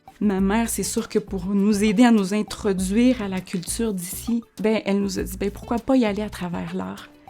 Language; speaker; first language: French; early bilingual, other home language; Spanish